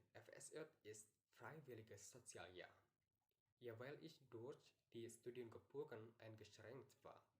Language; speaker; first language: German; non-native, learner; Indonesian